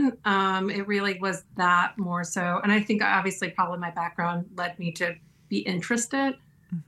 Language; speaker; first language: English; native; English